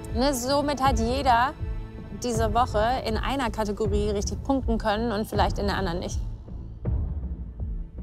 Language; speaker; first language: German; native; German